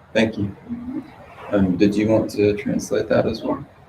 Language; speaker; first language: English; native; English